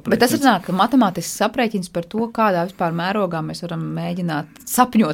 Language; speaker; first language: Latvian; native; Latvian